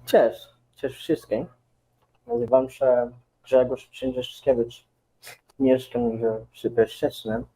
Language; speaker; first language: Polish; non-native, learner; Portuguese